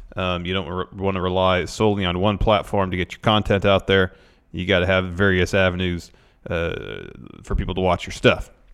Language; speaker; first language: English; native; English